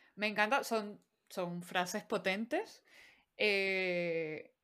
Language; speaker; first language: Spanish; native; Spanish